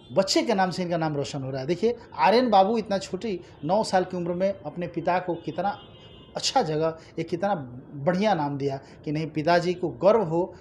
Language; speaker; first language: Hindi; native; Hindi